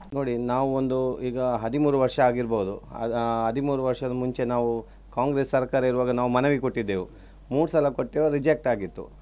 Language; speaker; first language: Kannada; non-native, local second language; Tulu